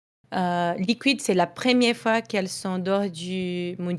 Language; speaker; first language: French; non-native, fluent; Portuguese